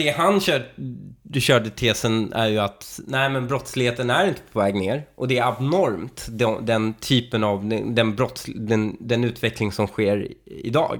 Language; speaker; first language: Swedish; native; Swedish